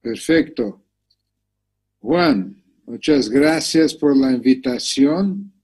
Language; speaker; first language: Spanish; non-native, learner; Portuguese